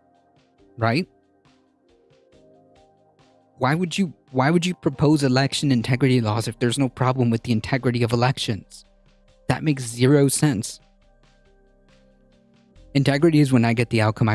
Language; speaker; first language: English; native; English